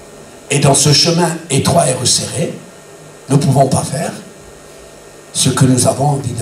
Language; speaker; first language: French; native; French